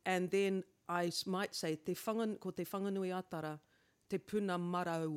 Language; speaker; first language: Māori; non-native, local second language; English